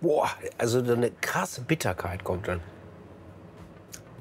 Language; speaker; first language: German; native; German